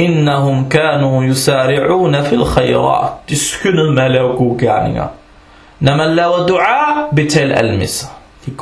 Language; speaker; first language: Danish; early bilingual, other home language; Arabic